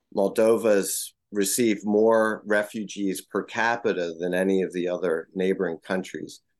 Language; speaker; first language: English; native; English